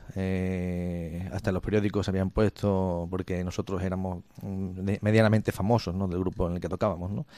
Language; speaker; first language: Spanish; native; Spanish